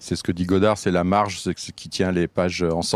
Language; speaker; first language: French; native; French